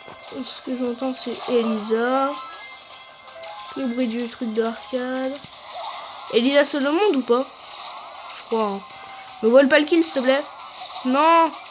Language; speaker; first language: French; native; French